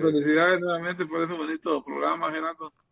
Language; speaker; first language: Spanish; native; Spanish